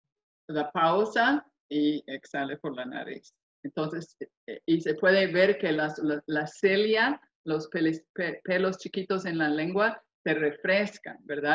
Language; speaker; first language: Spanish; non-native, fluent; English